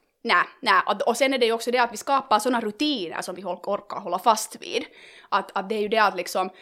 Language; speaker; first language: Swedish; native; Swedish